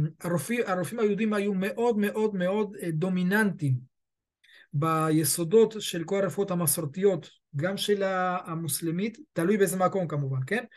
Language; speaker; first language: Hebrew; early bilingual, other home language; Spanish